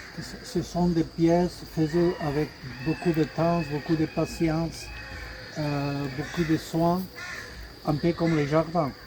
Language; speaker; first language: French; non-native, fluent; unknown